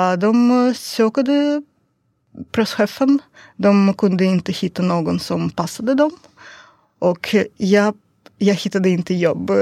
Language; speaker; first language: Swedish; non-native, learner; Russian